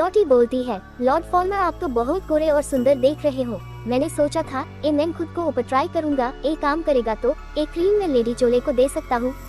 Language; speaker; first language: Hindi; non-native, local second language; Bangla